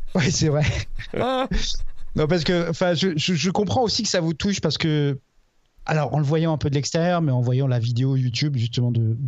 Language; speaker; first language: French; native; French